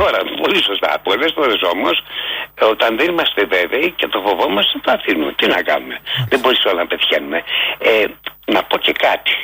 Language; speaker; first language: Greek; native; Greek